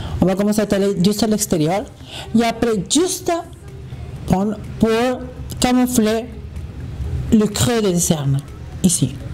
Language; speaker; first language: French; non-native, fluent; Spanish